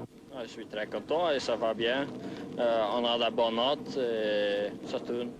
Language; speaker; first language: French; non-native, local second language; Dutch